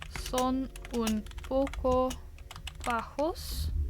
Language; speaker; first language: Spanish; non-native, learner; English